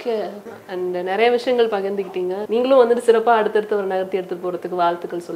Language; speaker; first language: Tamil; native; Tamil